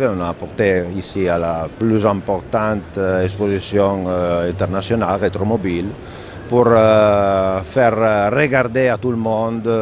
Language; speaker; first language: French; non-native, fluent; Italian